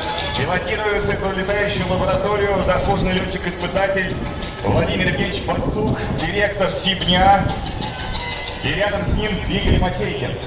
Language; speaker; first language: Russian; native; Russian